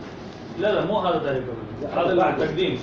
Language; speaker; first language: Arabic; non-native, fluent; Hindi